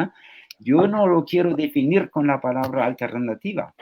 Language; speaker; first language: Spanish; non-native, fluent; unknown